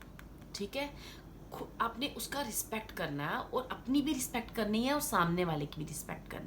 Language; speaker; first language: Hindi; native; Hindi